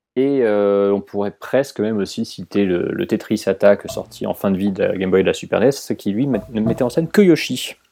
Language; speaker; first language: French; native; French